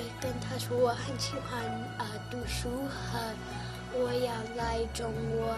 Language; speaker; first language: Chinese; non-native, learner; English